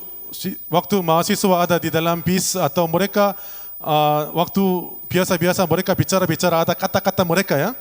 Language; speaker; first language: Indonesian; non-native, learner; Korean